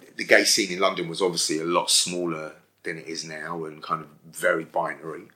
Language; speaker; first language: English; native; English